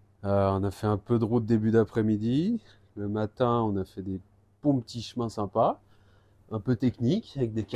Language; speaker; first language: French; native; French